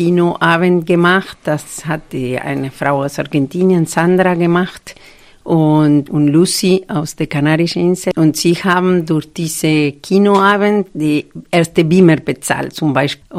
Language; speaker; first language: German; non-native, fluent; Spanish